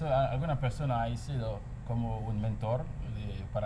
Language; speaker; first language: Spanish; non-native, fluent; Haitian Creole